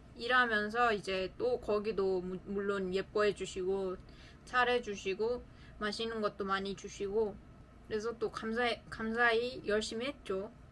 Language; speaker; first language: Korean; non-native, fluent; Uzbek